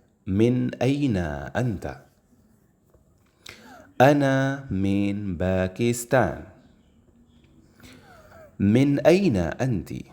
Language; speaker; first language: Arabic; non-native, fluent; Indonesian